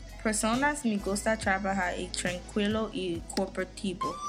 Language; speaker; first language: Spanish; non-native, learner; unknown